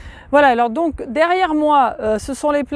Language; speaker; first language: French; native; French